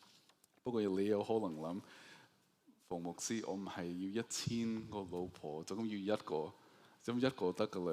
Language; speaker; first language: Cantonese; early bilingual, heritage; Cantonese